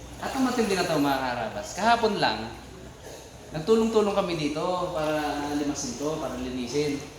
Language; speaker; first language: Filipino; native; Filipino